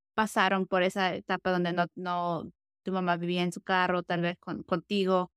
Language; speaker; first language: Spanish; early bilingual, heritage; Spanish